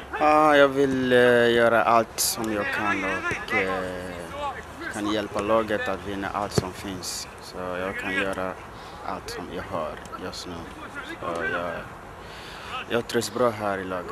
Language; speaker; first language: Swedish; non-native, learner; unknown